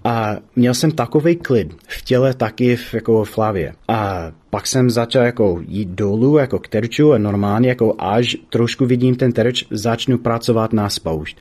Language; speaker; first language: Czech; non-native, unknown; English